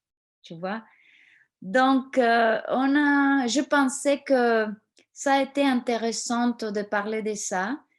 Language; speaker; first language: French; non-native, fluent; Spanish